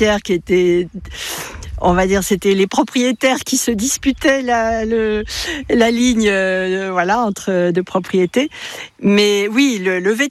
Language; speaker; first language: French; native; French